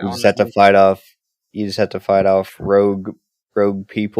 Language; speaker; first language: English; native; English